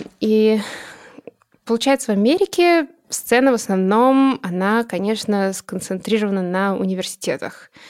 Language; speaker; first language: Russian; native; Russian